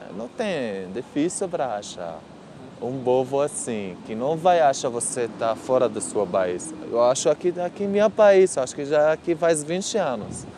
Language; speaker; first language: Portuguese; non-native, learner; Arabic